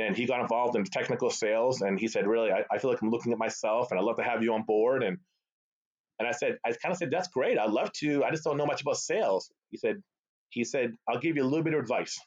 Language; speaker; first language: English; early bilingual, other home language; Arabic